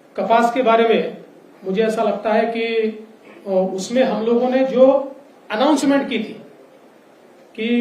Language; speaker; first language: Hindi; native; Hindi